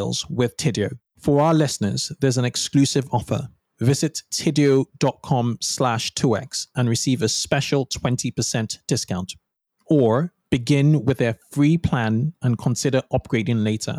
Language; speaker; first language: English; non-native, local second language; Yoruba